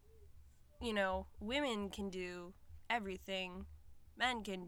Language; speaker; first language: English; native; English